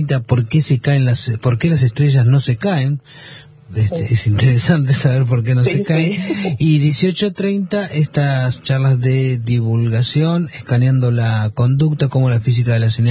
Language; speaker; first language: Spanish; native; Spanish